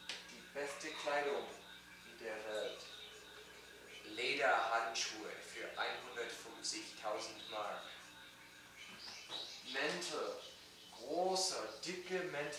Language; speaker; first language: German; non-native, learner; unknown